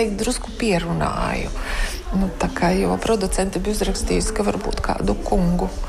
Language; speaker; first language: Latvian; native; Latvian